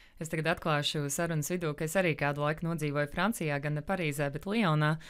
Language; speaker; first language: Latvian; native; Latvian